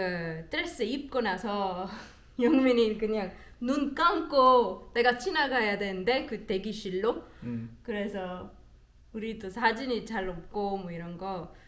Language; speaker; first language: Korean; non-native, learner; German